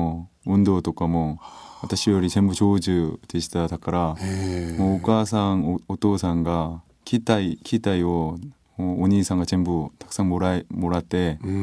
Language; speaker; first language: Japanese; non-native, learner; Korean